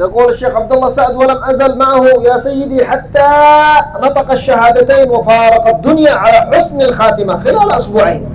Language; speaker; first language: Arabic; native; Arabic